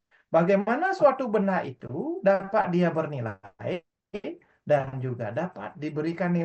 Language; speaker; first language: Indonesian; non-native, local second language; Balinese